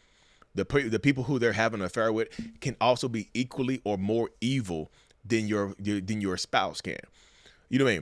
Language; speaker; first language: English; native; English